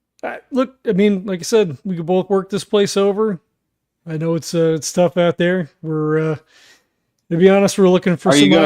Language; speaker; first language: English; native; English